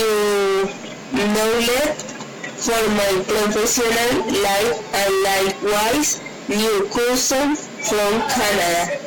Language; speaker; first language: English; non-native, learner; Spanish